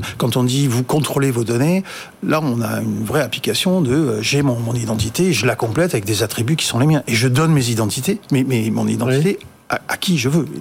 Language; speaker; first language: French; native; French